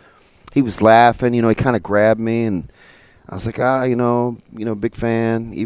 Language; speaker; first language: English; native; English